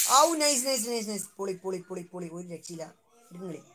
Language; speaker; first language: Malayalam; native; Malayalam